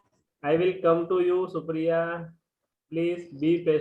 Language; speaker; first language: English; non-native, learner; Gujarati